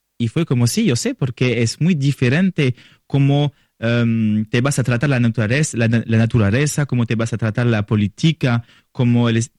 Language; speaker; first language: Spanish; non-native, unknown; French